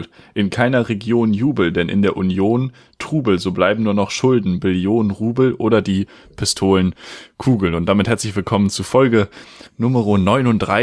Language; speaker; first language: German; native; German